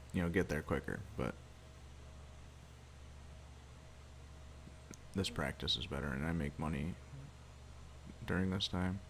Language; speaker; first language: English; native; English